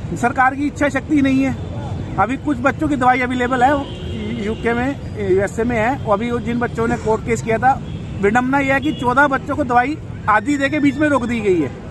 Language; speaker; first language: Hindi; native; Hindi